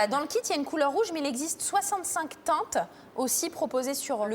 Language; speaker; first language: French; native; French